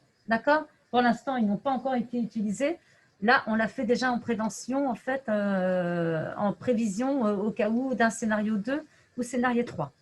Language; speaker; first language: French; native; French